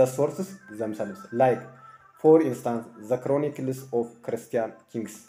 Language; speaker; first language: English; non-native, local second language; Amharic